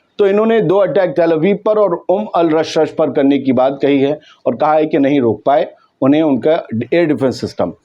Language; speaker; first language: Urdu; native; Urdu